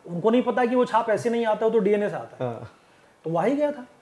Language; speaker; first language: Hindi; native; Hindi